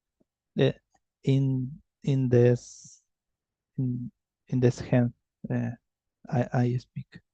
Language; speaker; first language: English; non-native, learner; Spanish